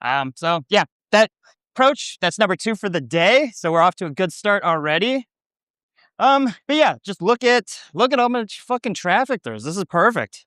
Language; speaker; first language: English; native; English